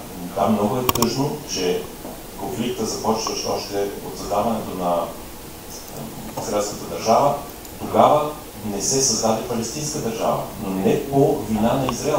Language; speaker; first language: Bulgarian; native; Bulgarian